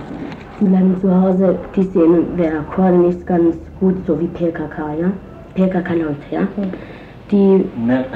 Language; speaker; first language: German; non-native, learner; Kurdish